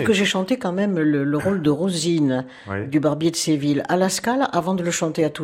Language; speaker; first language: French; native; French